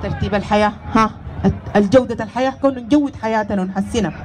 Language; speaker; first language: Arabic; native; Arabic